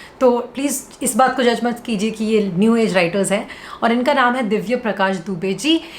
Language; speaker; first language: Hindi; non-native, local second language; Bangla